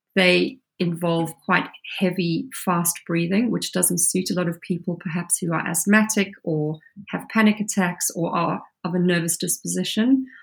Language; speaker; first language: English; native; English